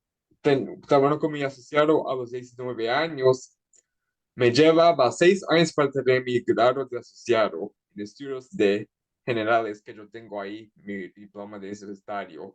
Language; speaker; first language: Spanish; early bilingual, heritage; Spanish